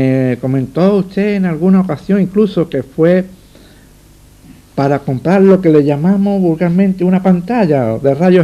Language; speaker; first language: Spanish; native; Spanish